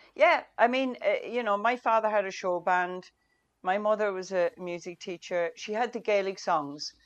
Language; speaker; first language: English; non-native, local second language; Irish